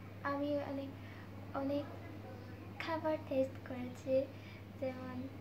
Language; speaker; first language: Bangla; non-native, fluent; Japanese